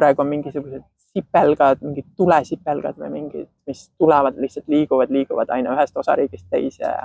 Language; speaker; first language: Estonian; native; Estonian